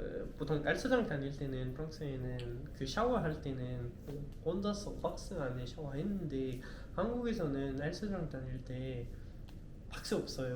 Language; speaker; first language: Korean; non-native, learner; French